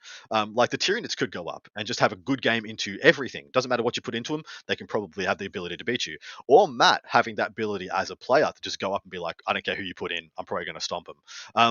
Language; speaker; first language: English; native; English